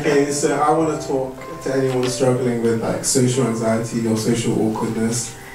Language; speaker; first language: English; non-native, fluent; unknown